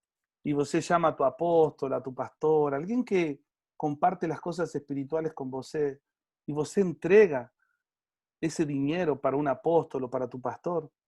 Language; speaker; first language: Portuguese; non-native, learner; Spanish